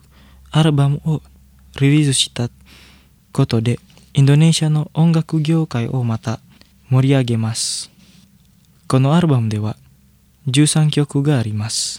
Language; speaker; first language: Japanese; non-native, fluent; Indonesian